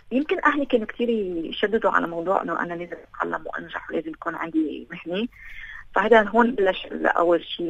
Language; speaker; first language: Arabic; native; Arabic